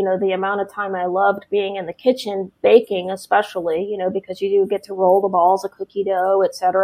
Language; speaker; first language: English; native; English